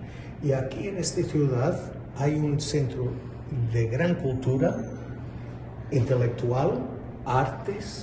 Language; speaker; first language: Spanish; non-native, fluent; English